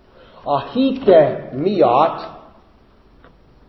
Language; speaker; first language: Hungarian; non-native, fluent; English